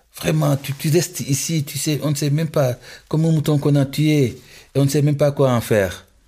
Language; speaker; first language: French; non-native, local second language; Wolof